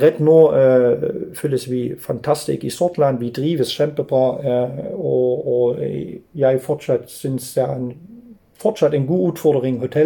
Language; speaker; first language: Norwegian; non-native, fluent; German